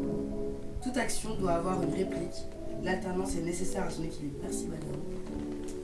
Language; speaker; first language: French; native; French